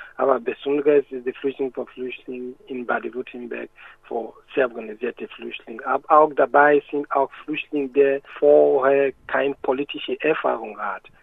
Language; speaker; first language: German; non-native, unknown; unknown